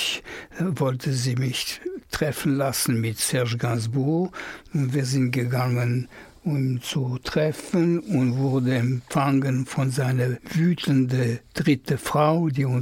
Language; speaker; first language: German; non-native, fluent; French